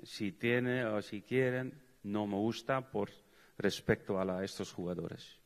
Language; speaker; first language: Spanish; non-native, fluent; Dutch